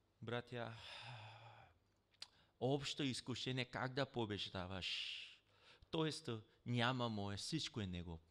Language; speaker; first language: Bulgarian; non-native, learner; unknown